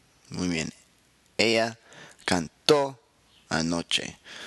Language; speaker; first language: Spanish; non-native, fluent; English